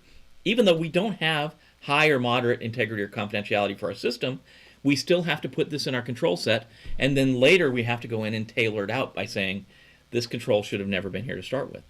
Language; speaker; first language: English; native; English